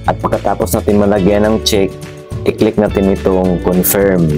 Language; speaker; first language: Filipino; native; Filipino